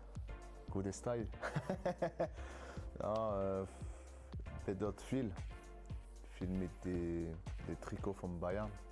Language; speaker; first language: German; non-native, learner; French